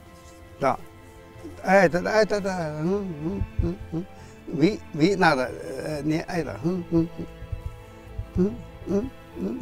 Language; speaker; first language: Russian; non-native, learner; Chinese